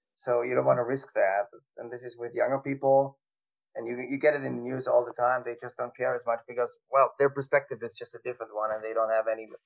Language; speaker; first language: English; non-native, fluent; German